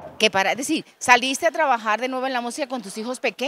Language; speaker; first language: Spanish; native; Spanish